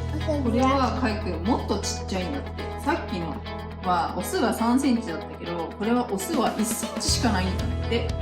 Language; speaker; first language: Japanese; native; Japanese